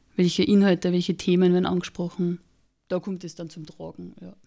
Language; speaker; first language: German; native; German